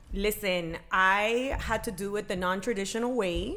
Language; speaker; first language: English; early bilingual, other home language; Spanish